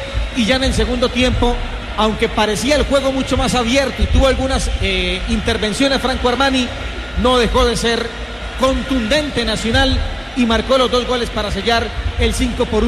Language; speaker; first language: Spanish; native; Spanish